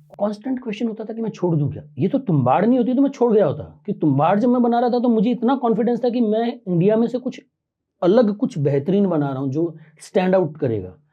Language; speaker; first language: Hindi; native; Hindi